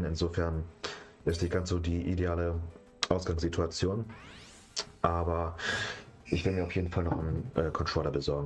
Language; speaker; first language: German; native; German